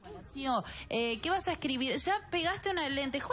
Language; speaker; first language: Spanish; native; Spanish